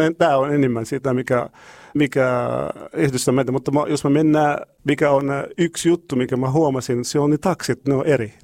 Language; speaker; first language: Finnish; non-native, fluent; Arabic